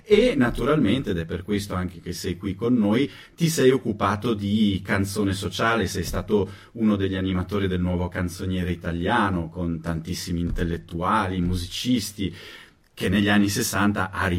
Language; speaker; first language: Italian; native; Italian